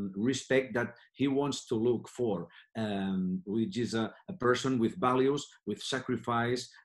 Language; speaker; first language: English; non-native, fluent; Catalan